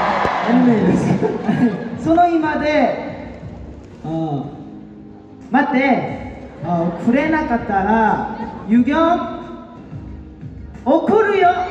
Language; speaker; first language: Japanese; non-native, learner; Korean